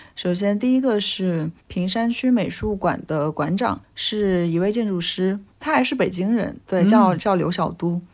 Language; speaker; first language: Chinese; native; Chinese